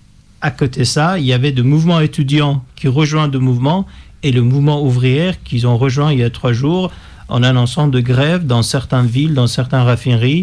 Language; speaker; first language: French; non-native, fluent; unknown